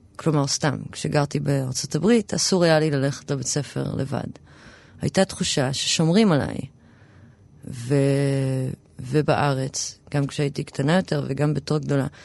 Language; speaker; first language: Hebrew; early bilingual, other home language; English